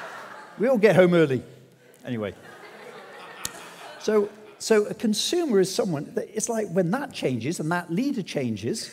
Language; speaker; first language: English; native; English